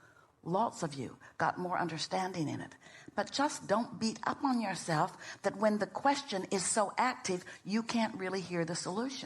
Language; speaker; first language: English; native; English